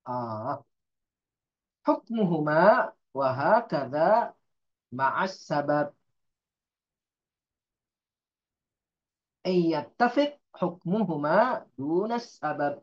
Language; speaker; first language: Arabic; non-native, fluent; Indonesian